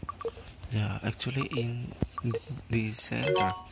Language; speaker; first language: English; non-native, learner; Indonesian